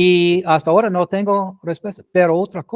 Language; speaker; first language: Spanish; non-native, fluent; English